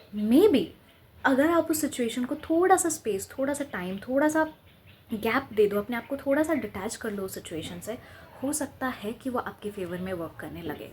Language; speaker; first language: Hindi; non-native, local second language; Bangla